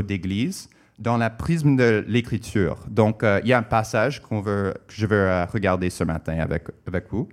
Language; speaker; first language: French; non-native, local second language; English